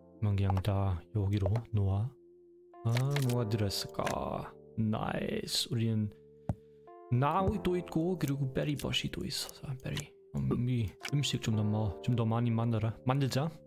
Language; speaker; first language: Korean; non-native, learner; German